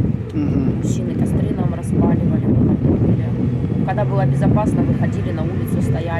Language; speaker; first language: Russian; native; Russian